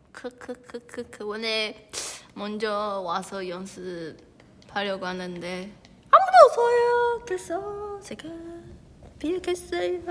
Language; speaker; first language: Korean; non-native, fluent; Chinese